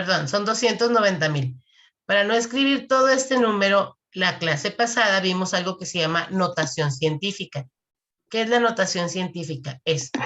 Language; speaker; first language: Spanish; native; Spanish